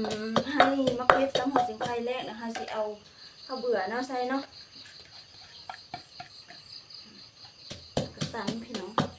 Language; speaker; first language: Thai; non-native, local second language; Lao